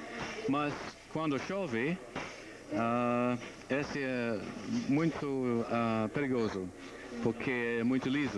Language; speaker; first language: Portuguese; non-native, learner; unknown